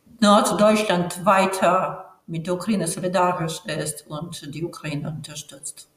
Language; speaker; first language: German; non-native, fluent; Ukrainian